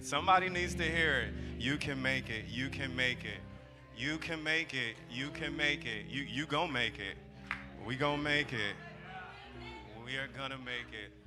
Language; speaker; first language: English; native; English